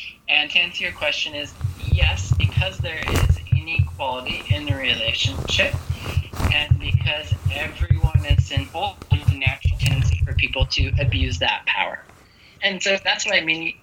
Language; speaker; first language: English; native; English